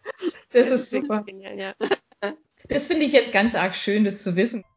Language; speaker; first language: German; native; German